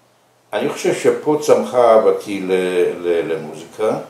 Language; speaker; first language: Hebrew; early bilingual, other home language; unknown